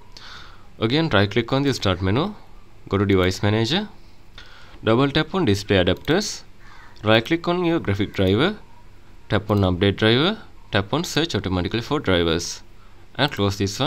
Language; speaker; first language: English; non-native, fluent; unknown